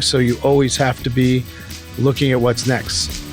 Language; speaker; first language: English; native; English